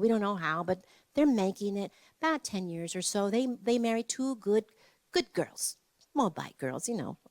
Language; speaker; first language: English; native; English